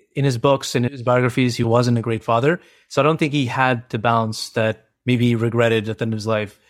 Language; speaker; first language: English; early bilingual, other home language; Hindi